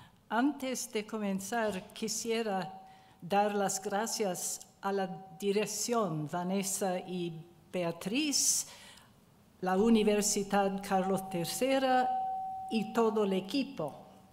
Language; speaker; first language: Spanish; non-native, learner; English